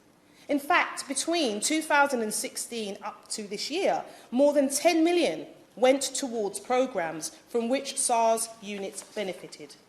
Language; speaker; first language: English; native; English